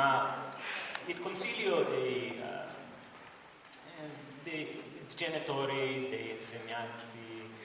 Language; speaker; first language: Italian; non-native, learner; English